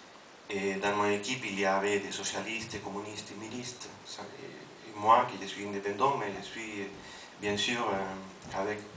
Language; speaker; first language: French; non-native, fluent; Spanish